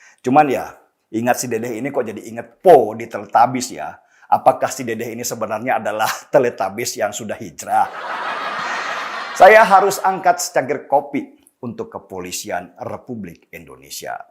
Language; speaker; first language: Indonesian; native; Indonesian